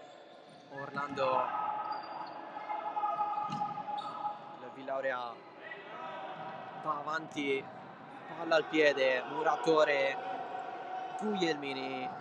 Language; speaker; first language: Italian; native; Italian